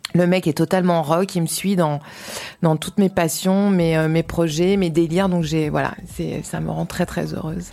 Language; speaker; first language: French; native; French